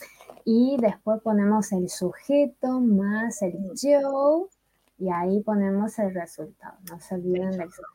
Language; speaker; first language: Spanish; non-native, fluent; Chinese